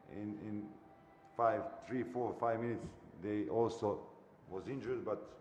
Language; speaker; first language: English; non-native, fluent; Bulgarian